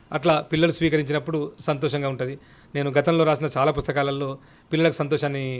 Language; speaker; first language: Telugu; native; Telugu